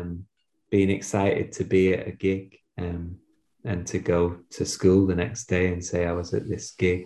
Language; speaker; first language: English; native; English